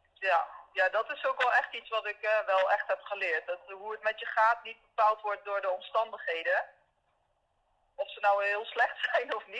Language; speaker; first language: Dutch; native; Dutch